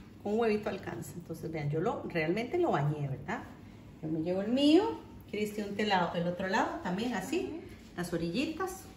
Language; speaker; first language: Spanish; native; Spanish